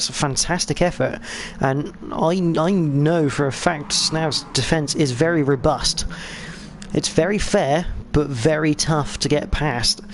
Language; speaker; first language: English; native; English